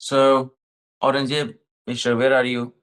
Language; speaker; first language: English; non-native, local second language; Hindi